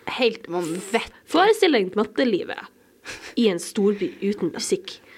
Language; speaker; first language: Norwegian; native; Norwegian